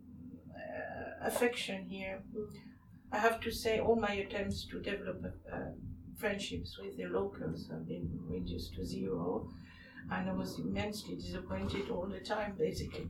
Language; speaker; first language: English; non-native, fluent; French